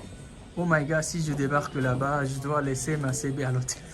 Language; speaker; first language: French; non-native, fluent; Japanese